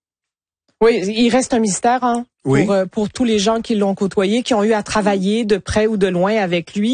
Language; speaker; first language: French; native; French